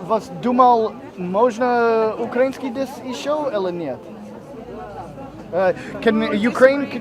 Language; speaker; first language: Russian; non-native, learner; English